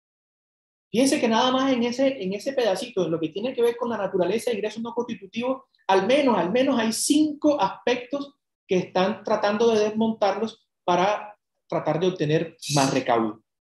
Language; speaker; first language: Spanish; native; Spanish